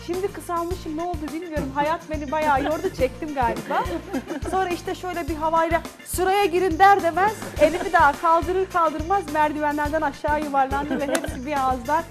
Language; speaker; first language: Turkish; non-native, local second language; Arabic